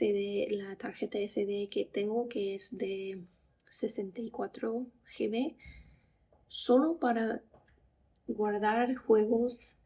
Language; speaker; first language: Spanish; non-native, fluent; English